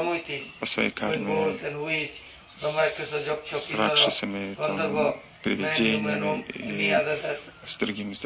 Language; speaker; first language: Russian; non-native, learner; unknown